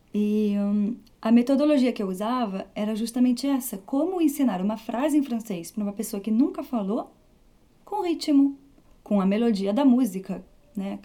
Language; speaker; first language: Portuguese; early bilingual, heritage; Portuguese